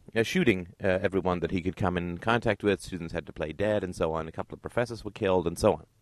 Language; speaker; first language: English; native; English